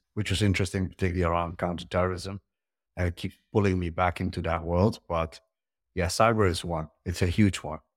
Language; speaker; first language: English; early bilingual, heritage; Dutch